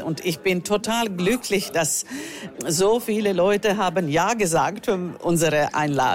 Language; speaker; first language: German; non-native, fluent; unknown